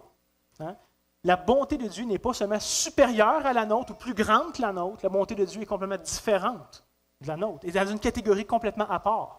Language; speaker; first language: French; native; French